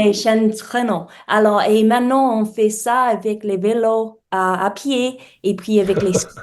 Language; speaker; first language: French; non-native, learner; English